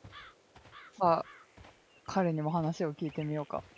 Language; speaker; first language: Japanese; native; Japanese